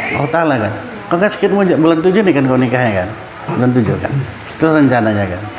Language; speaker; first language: Indonesian; non-native, local second language; Minangkabau